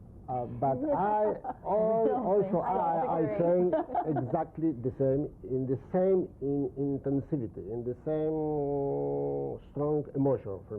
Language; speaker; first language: English; non-native, learner; Spanish